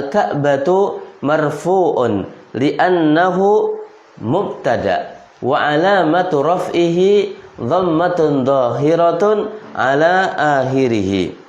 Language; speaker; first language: Arabic; non-native, fluent; Indonesian